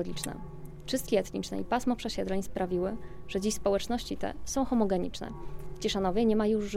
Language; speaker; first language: Polish; native; Polish